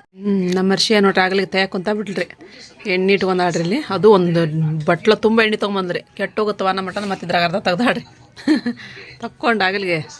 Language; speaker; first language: Kannada; native; Kannada